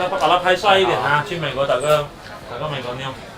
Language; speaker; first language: Chinese; native; Chinese